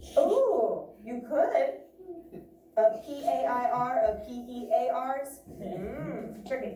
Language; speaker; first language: English; native; English